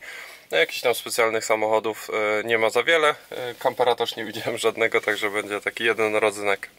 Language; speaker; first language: Polish; native; Polish